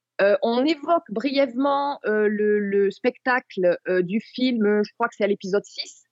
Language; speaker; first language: French; native; French